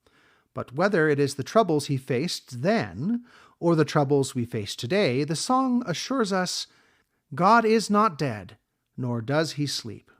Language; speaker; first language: English; native; English